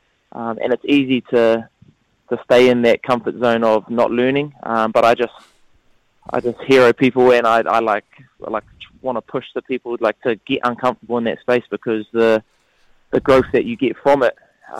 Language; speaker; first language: English; native; English